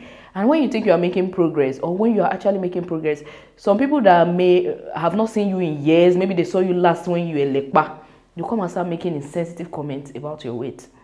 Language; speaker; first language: English; non-native, local second language; Yoruba